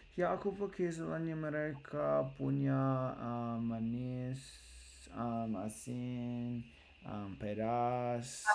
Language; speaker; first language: Indonesian; non-native, learner; English